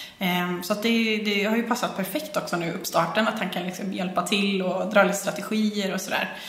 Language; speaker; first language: Swedish; native; Swedish